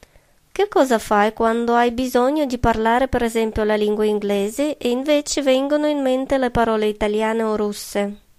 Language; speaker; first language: Italian; non-native, fluent; Russian